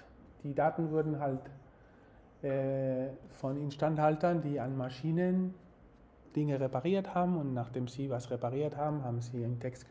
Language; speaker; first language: German; non-native, fluent; Spanish